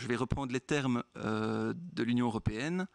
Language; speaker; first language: French; native; French